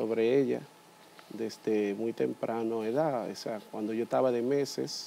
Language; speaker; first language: Spanish; native; Spanish